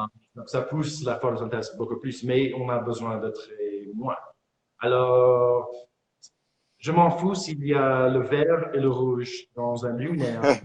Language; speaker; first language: French; non-native, fluent; English